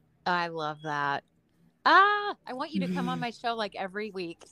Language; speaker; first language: English; native; English